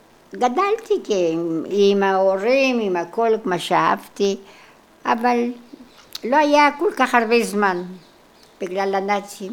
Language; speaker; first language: Hebrew; non-native, local second language; Polish